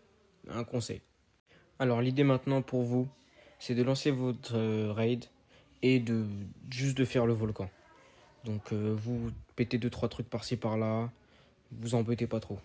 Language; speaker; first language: French; native; French